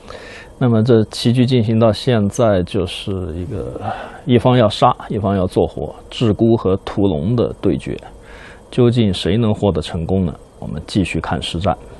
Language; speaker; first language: Chinese; native; Chinese